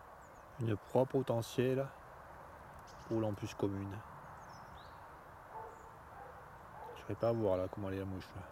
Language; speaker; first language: French; native; French